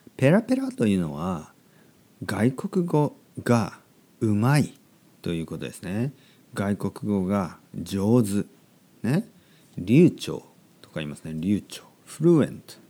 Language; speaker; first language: Japanese; native; Japanese